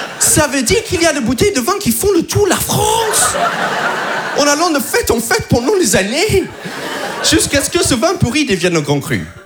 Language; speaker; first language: French; non-native, fluent; English